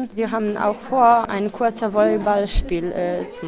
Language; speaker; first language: German; non-native, fluent; Polish